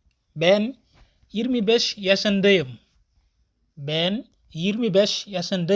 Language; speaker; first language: Turkish; non-native, fluent; Wolof